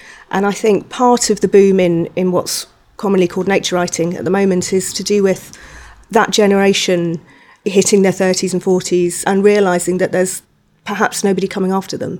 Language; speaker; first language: English; native; English